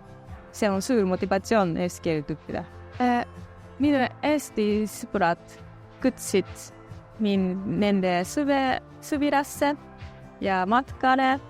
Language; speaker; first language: Estonian; early bilingual, other home language; Japanese